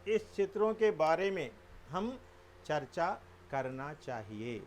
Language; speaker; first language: Hindi; non-native, local second language; Telugu